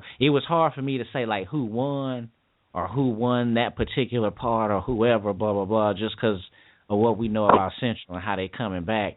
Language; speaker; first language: English; native; English